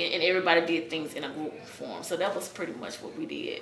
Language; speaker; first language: English; native; English